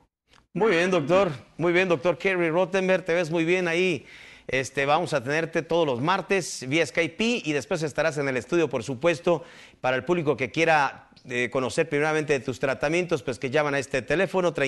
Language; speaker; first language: Spanish; native; Spanish